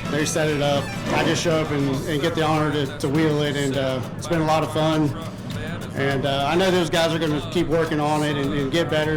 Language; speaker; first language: English; native; English